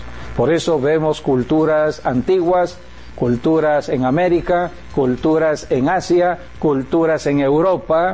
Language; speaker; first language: Spanish; native; Spanish